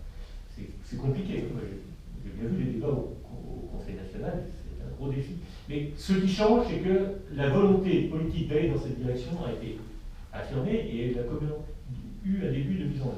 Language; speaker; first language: French; native; French